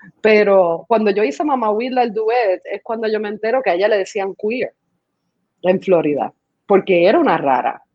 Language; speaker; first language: Spanish; early bilingual, other home language; English